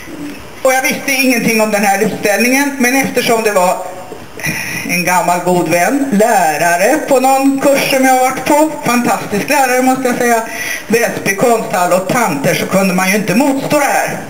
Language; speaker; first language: Swedish; native; Swedish